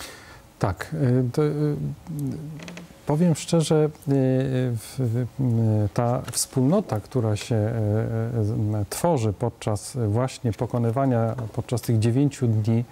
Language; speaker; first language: Polish; native; Polish